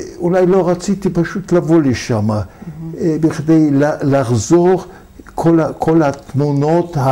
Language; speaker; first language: Hebrew; non-native, fluent; Yiddish